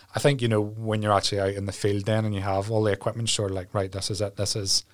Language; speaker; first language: English; native; English